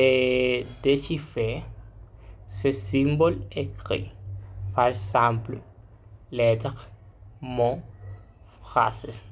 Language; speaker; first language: French; non-native, learner; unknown